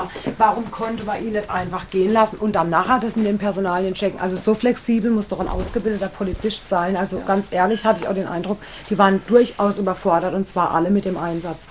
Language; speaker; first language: German; native; German